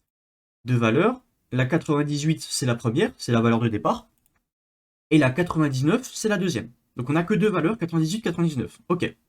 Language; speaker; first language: French; native; French